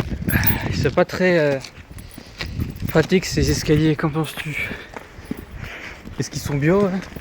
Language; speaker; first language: French; native; French